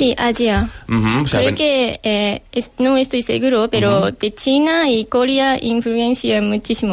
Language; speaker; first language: Spanish; non-native, learner; Japanese